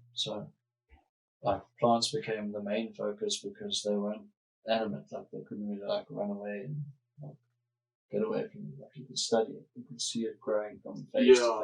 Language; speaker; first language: English; native; English